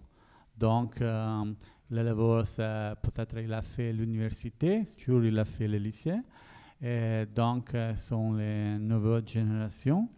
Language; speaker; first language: French; non-native, learner; Italian